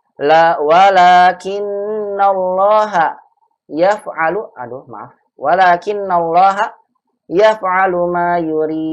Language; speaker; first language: Arabic; non-native, fluent; Indonesian